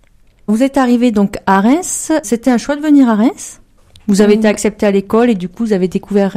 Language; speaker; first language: French; native; French